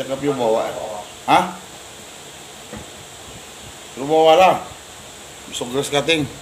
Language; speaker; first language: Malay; non-native, learner; Filipino